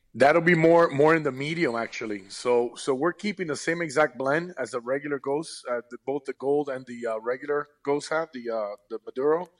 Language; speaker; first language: English; early bilingual, other home language; Spanish